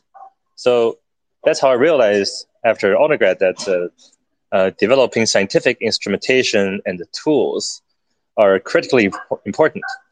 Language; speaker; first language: English; early bilingual, other home language; Chinese